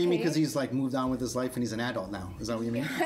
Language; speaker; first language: English; native; English